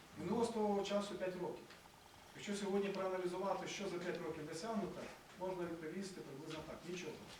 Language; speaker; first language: Ukrainian; native; Ukrainian